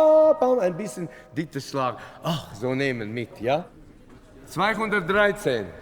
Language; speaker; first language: German; non-native, fluent; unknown